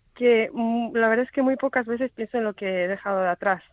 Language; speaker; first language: Spanish; native; Spanish